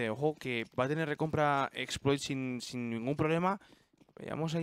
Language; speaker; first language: Spanish; native; Spanish